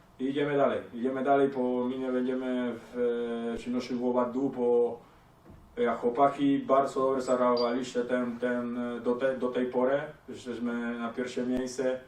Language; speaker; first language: Polish; non-native, learner; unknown